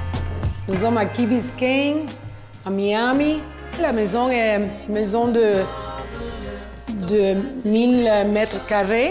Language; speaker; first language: French; non-native, fluent; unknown